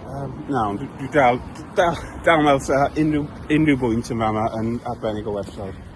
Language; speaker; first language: Welsh; native; Welsh